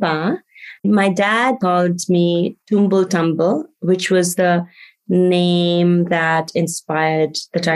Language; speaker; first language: English; non-native, local second language; Bangla